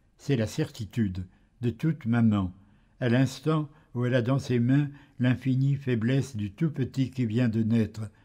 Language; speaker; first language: French; native; French